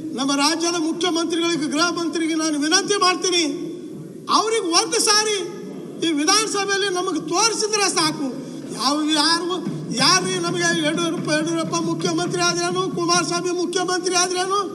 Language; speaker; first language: Kannada; native; Kannada